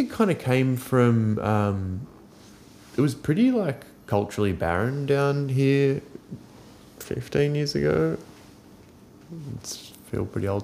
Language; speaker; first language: English; native; English